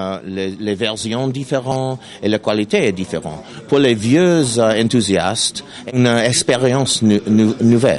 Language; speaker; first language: French; non-native, learner; English